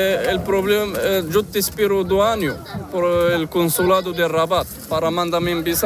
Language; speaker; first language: Spanish; non-native, learner; Arabic